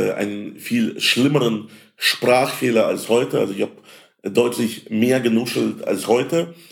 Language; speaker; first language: German; early bilingual, other home language; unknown